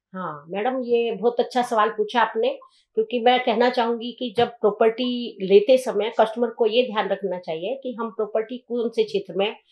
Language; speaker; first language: Hindi; native; Hindi